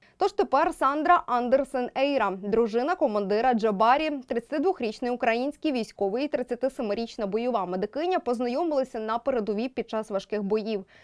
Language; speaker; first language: Ukrainian; native; Ukrainian